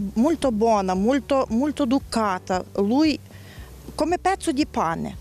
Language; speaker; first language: Italian; non-native, learner; Ukrainian